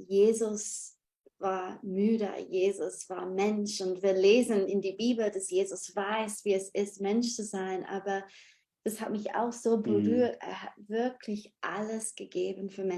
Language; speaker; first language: German; non-native, fluent; English